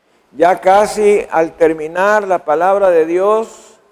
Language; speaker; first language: Spanish; native; Spanish